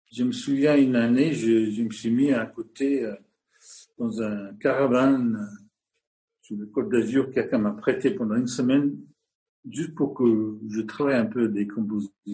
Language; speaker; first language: French; non-native, fluent; English